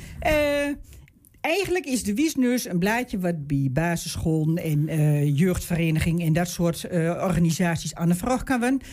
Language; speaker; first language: Dutch; native; Dutch